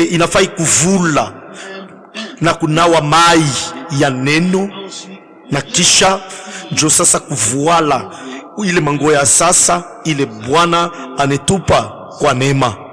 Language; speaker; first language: Swahili; native; Swahili